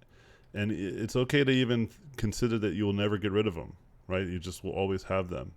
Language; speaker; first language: English; native; English